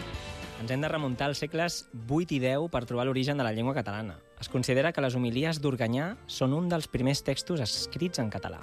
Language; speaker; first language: Catalan; native; Catalan